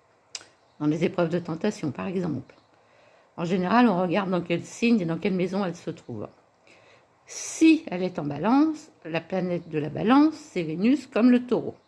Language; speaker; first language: French; native; French